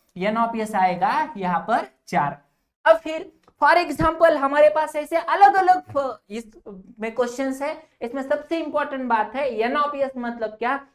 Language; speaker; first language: Hindi; non-native, local second language; Marathi